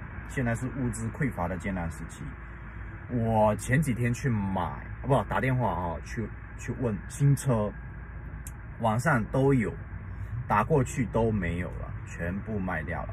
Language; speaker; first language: Chinese; native; Chinese